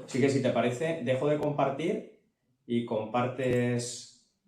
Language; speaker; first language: Spanish; native; Spanish